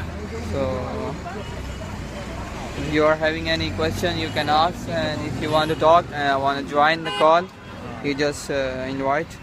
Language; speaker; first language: English; non-native, fluent; Urdu